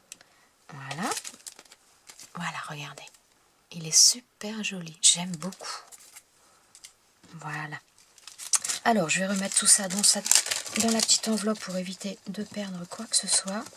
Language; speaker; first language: French; native; French